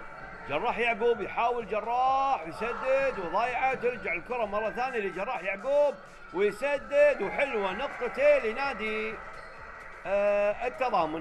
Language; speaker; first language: Arabic; native; Arabic